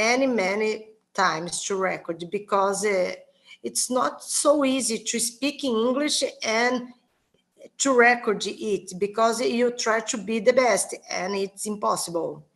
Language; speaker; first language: English; non-native, learner; Portuguese